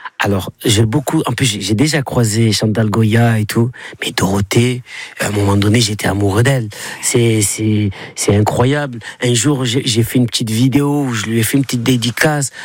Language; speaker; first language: French; native; French